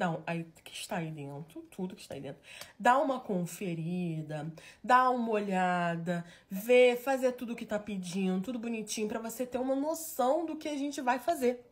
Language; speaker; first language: Portuguese; native; Portuguese